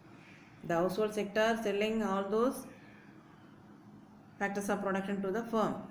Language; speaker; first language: English; non-native, local second language; Tamil